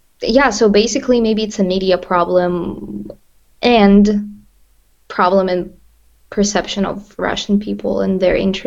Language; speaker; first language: English; non-native, fluent; Russian